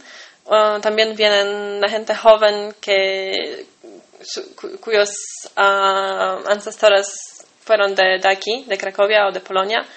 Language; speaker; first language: Spanish; non-native, fluent; Polish